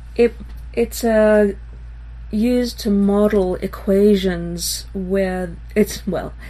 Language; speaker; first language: English; early bilingual, other home language; Hebrew